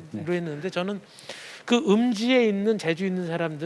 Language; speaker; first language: Korean; native; Korean